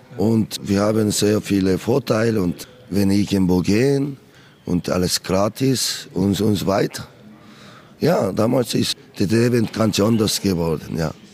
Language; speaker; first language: German; non-native, learner; Korean